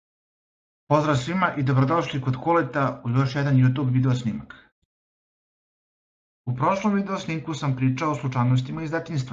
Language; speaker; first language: Bosnian; native; Bosnian